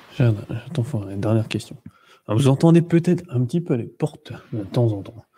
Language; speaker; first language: French; native; French